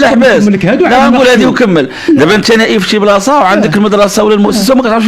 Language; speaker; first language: Arabic; native; Arabic